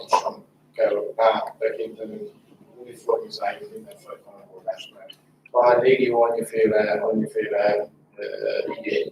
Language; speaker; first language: Hungarian; non-native, fluent; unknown